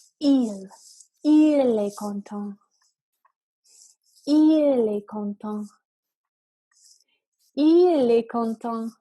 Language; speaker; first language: French; non-native, fluent; English